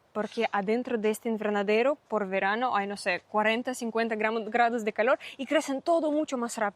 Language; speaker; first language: Spanish; non-native, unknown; Russian